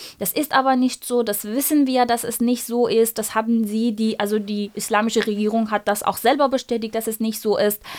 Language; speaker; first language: German; non-native, fluent; Persian